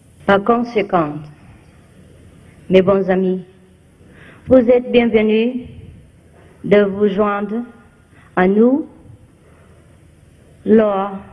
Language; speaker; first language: French; non-native, fluent; Vietnamese